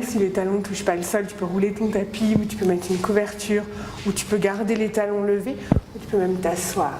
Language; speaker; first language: French; native; French